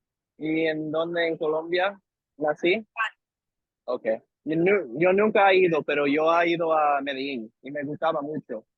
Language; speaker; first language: Spanish; early bilingual, heritage; Spanish